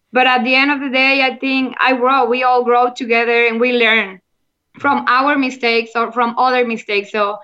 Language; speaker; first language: English; non-native, learner; Spanish